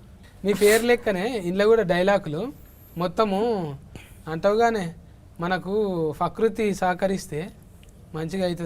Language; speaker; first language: Telugu; native; Telugu